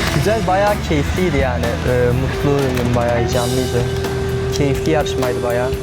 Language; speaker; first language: Turkish; native; Turkish